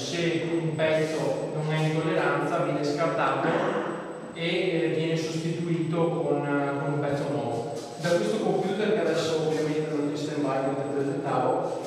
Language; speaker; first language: Italian; native; Italian